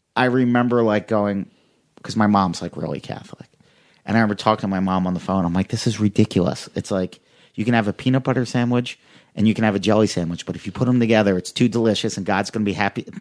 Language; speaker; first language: English; native; English